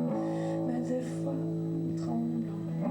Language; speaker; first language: French; non-native, learner; English